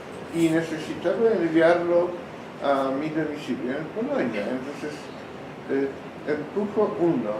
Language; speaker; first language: Spanish; non-native, fluent; Polish